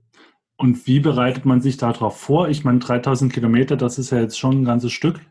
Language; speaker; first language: German; native; German